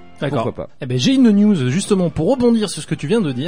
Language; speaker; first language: French; native; French